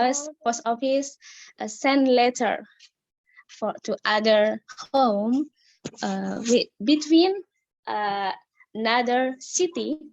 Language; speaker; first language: English; non-native, learner; Indonesian